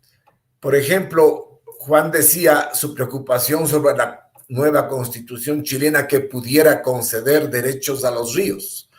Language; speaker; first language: Spanish; native; Spanish